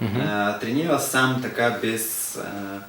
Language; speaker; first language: Bulgarian; non-native, learner; Russian